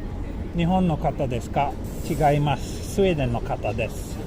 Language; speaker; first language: Japanese; non-native, fluent; Swedish